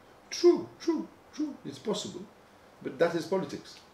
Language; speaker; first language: English; non-native, local second language; Morisyen